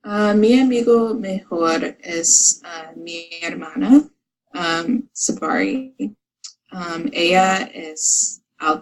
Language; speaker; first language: Spanish; non-native, learner; English